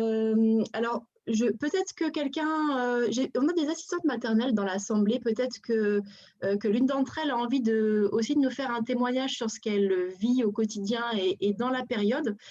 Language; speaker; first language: French; native; French